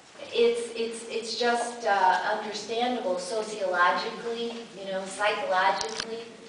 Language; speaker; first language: English; native; English